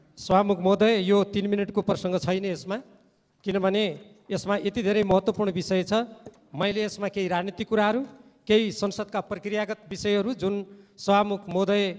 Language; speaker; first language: Nepali; native; Nepali